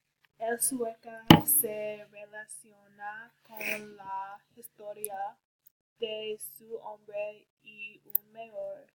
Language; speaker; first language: Spanish; non-native, learner; English